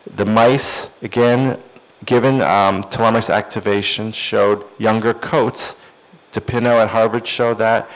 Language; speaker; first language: English; native; English